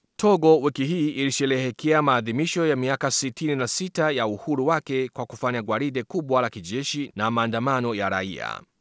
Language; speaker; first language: Swahili; non-native, fluent; Chinese